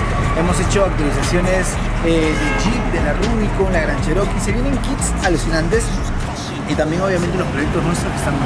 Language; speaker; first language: Spanish; native; Spanish